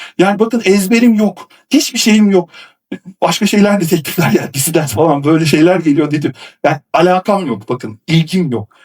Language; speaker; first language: Turkish; native; Turkish